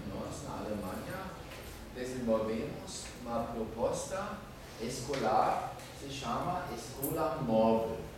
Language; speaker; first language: Portuguese; non-native, fluent; German